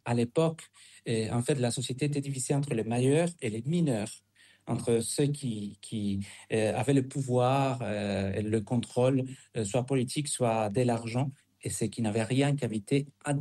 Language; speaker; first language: French; non-native, fluent; Spanish